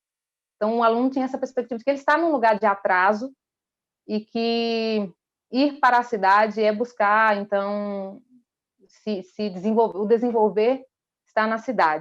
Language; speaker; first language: Portuguese; native; Portuguese